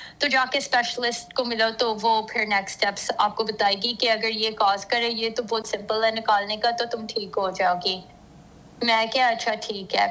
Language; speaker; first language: Urdu; early bilingual, heritage; Urdu